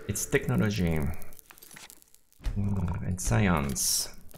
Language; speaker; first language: English; non-native, fluent; French